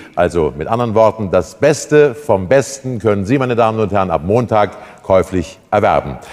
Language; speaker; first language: German; native; German